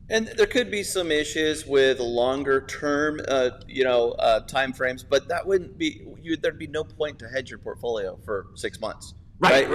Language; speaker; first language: English; native; English